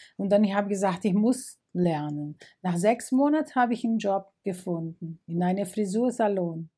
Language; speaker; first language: German; non-native, fluent; Portuguese